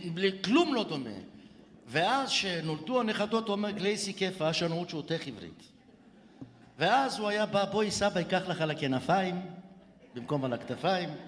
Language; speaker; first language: Hebrew; early bilingual, other home language; Bulgarian